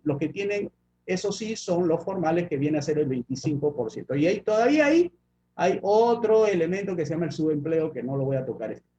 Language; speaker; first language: Spanish; native; Spanish